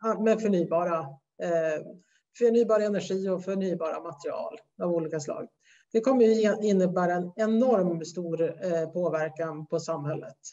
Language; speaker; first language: Swedish; native; Swedish